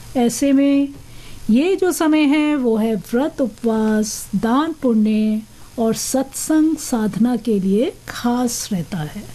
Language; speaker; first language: Hindi; native; Hindi